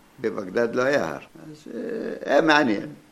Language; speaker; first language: Hebrew; non-native, fluent; Arabic